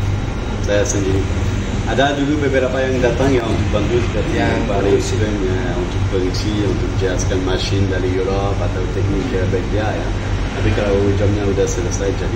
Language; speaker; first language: Indonesian; non-native, fluent; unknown